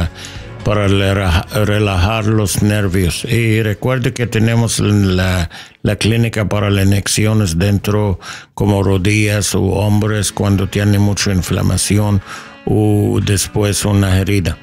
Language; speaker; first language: Spanish; non-native, learner; English